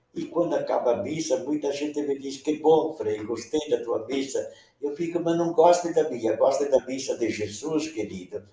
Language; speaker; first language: Portuguese; non-native, local second language; Venetian